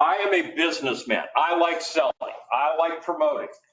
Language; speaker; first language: English; native; English